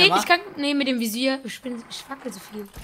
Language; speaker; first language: German; native; German